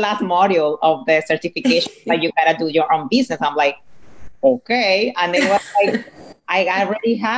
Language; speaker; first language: English; non-native, fluent; Spanish